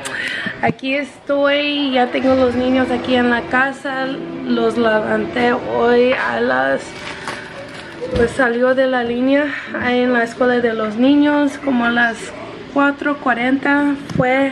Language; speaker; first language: Spanish; early bilingual, heritage; English